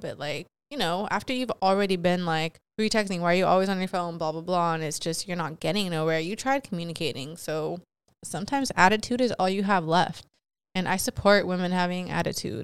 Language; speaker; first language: English; early bilingual, other home language; Spanish